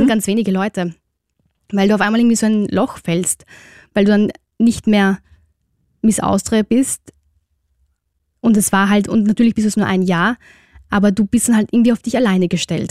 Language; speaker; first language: German; native; German